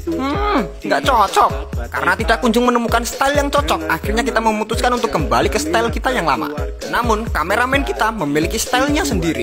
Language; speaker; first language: Indonesian; native; Indonesian